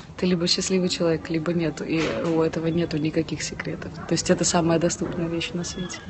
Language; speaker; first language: Russian; non-native, local second language; Ukrainian